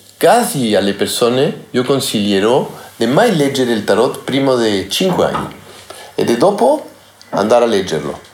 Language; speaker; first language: Italian; non-native, learner; Spanish